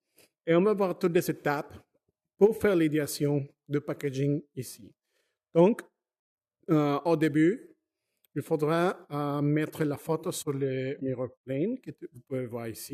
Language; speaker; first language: French; non-native, fluent; Spanish